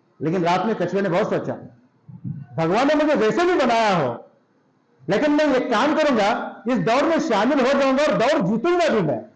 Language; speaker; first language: Hindi; non-native, local second language; Marathi